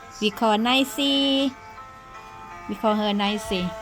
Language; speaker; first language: English; non-native, learner; Thai